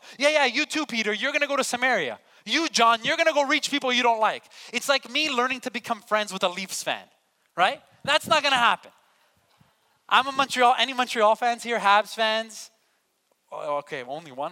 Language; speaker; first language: English; native; English